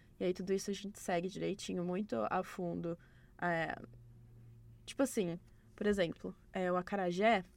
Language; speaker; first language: Portuguese; native; Portuguese